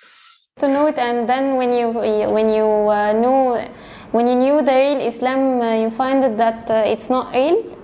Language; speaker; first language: English; non-native, fluent; Arabic